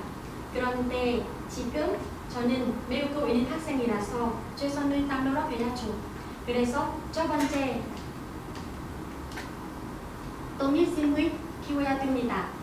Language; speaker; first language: Korean; non-native, learner; Vietnamese